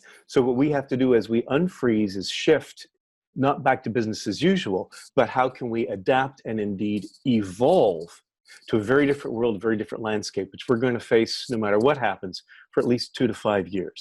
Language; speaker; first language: English; native; English